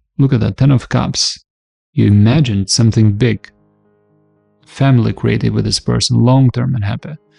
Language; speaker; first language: English; non-native, fluent; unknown